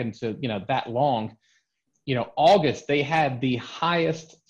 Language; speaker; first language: English; native; English